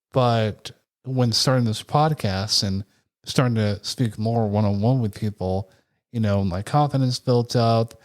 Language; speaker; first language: English; native; English